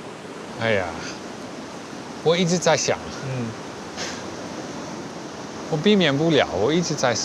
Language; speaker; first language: Chinese; non-native, fluent; Dutch